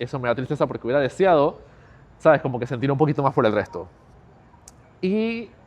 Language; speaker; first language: Spanish; native; Spanish